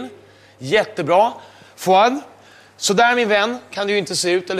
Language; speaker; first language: Swedish; native; Swedish